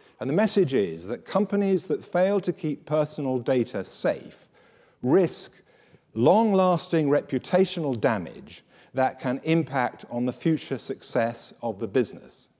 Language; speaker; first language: English; native; English